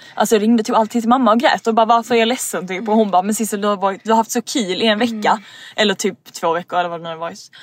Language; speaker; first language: Swedish; native; Swedish